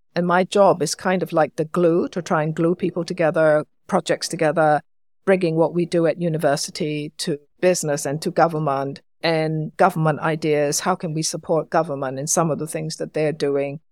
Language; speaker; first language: English; non-native, local second language; Cantonese